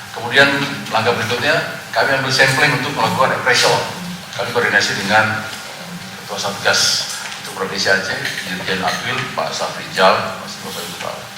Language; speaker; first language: Indonesian; native; Indonesian